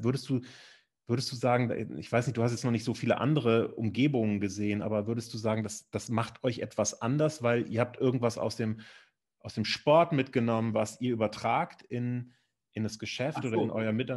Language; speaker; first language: German; native; German